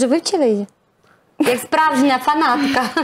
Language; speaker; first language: Ukrainian; native; Ukrainian